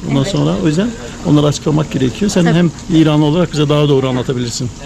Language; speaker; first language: Turkish; native; Turkish